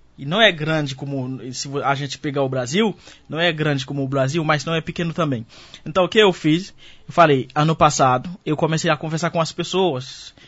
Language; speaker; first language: Portuguese; non-native, fluent; Haitian Creole